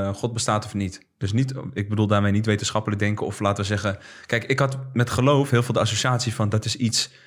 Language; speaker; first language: Dutch; native; Dutch